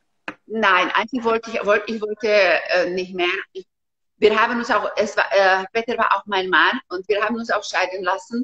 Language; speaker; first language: German; non-native, fluent; Slovak